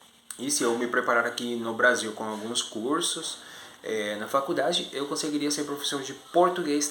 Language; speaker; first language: Portuguese; non-native, fluent; Spanish